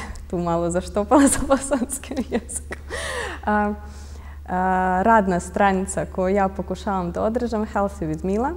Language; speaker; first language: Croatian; non-native, fluent; Russian